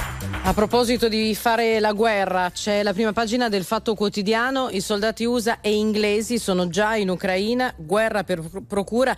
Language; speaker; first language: Italian; native; Italian